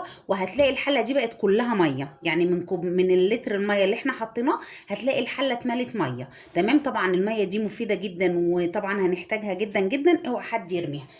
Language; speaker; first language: Arabic; native; Arabic